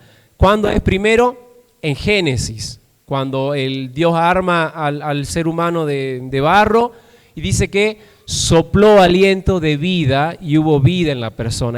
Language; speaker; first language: Spanish; native; Spanish